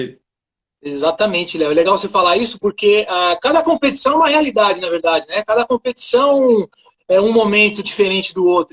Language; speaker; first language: Portuguese; native; Portuguese